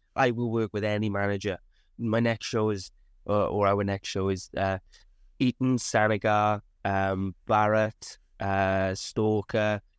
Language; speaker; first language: English; native; English